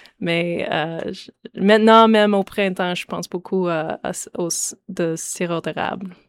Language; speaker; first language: French; non-native, local second language; English